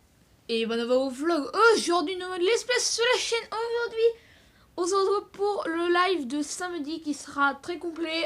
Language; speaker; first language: French; native; French